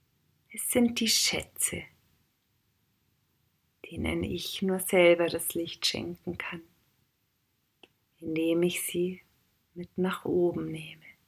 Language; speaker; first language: German; native; German